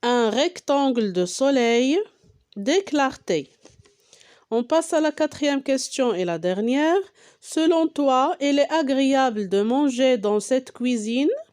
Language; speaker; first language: French; non-native, local second language; Arabic